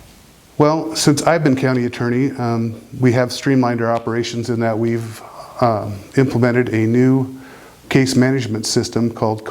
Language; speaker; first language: English; native; English